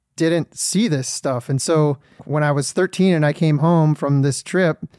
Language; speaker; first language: English; native; English